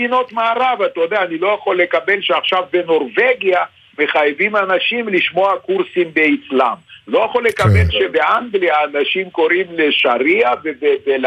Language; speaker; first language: Hebrew; non-native, fluent; Lithuanian